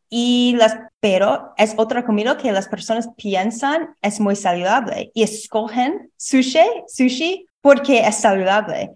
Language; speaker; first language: Spanish; non-native, learner; English